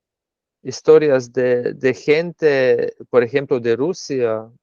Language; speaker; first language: Spanish; non-native, fluent; Slovenian